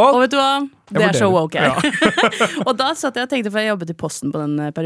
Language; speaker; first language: Norwegian; native; Norwegian